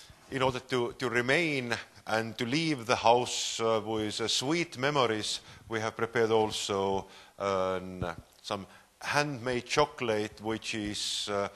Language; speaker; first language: English; non-native, fluent; Estonian